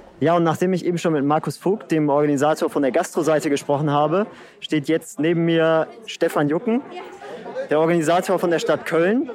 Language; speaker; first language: German; native; German